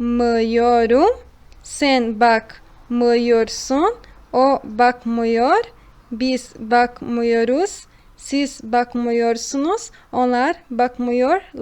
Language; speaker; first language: Turkish; non-native, fluent; Portuguese